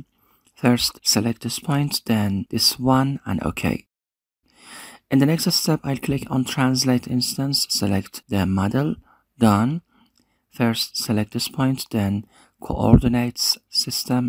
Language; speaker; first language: English; non-native, fluent; Persian